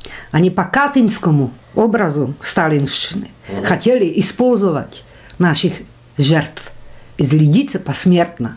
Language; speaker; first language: Russian; non-native, fluent; Czech